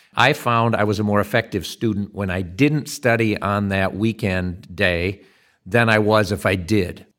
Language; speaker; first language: English; native; English